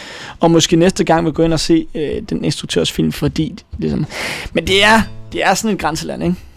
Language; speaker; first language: Danish; native; Danish